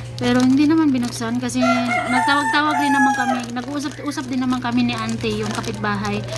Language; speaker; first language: Filipino; non-native, local second language; Cebuano